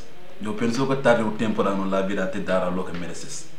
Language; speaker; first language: Spanish; non-native, learner; Wolof